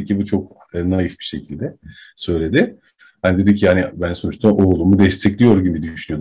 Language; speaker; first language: Turkish; native; Turkish